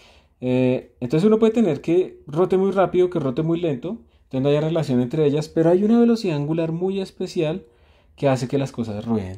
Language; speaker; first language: Spanish; native; Spanish